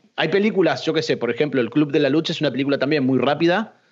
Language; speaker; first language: Spanish; native; Spanish